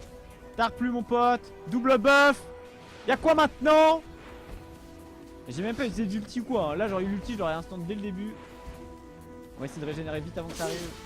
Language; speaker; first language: French; native; French